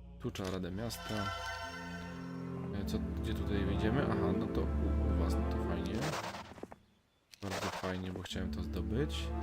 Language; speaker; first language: Polish; native; Polish